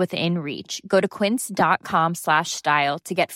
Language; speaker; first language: English; native; English